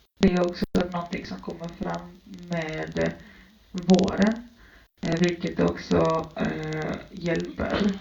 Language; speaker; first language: Swedish; early bilingual, other home language; Spanish